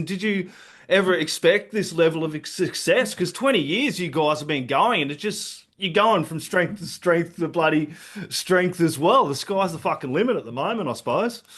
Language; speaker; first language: English; native; English